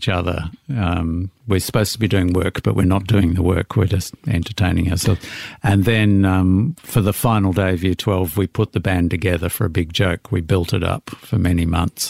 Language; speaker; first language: English; native; English